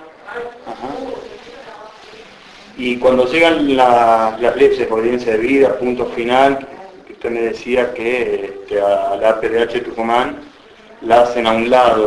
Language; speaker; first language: Spanish; native; Spanish